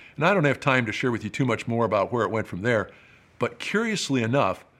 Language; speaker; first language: English; native; English